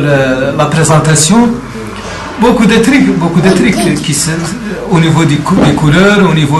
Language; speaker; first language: French; non-native, local second language; Arabic